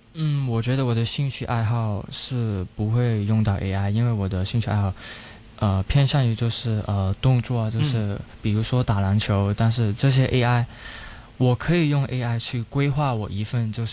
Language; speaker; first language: Chinese; non-native, local second language; Cantonese